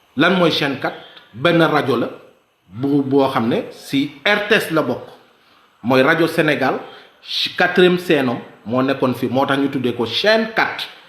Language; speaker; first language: Wolof; non-native, local second language; Mandingo